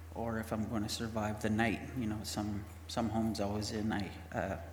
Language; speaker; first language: English; native; English